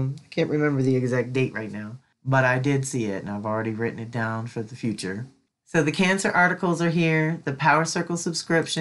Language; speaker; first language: English; native; English